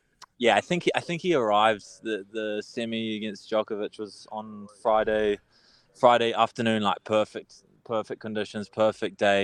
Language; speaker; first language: English; native; English